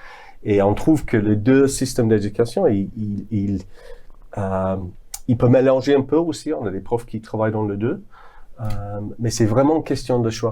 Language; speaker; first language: French; non-native, fluent; English